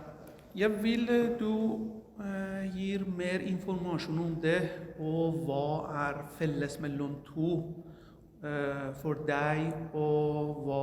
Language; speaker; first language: Norwegian; non-native, learner; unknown